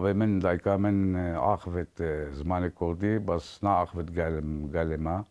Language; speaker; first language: Kurdish; early bilingual, heritage; Kurdish